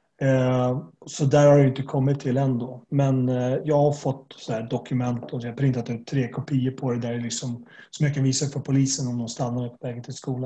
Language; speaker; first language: Swedish; native; Swedish